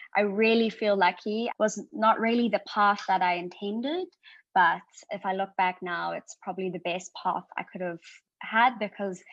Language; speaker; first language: English; native; English